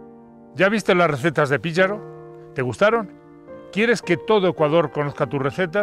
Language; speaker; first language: Spanish; native; Spanish